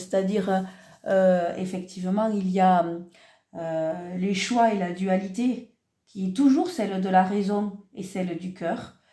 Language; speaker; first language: French; native; French